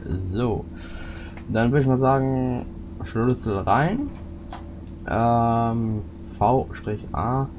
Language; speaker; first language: German; native; German